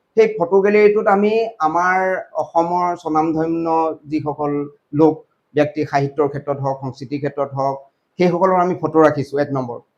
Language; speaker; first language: Assamese; native; Assamese